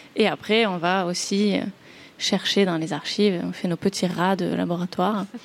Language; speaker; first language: French; native; French